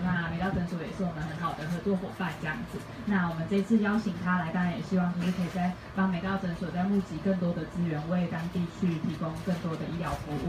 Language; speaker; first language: Chinese; native; Chinese